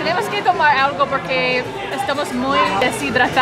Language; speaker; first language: Spanish; non-native, fluent; English